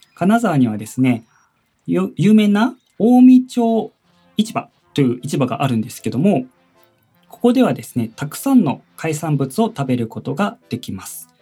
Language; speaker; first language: Japanese; native; Japanese